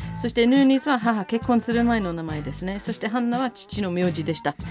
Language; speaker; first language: Japanese; non-native, fluent; English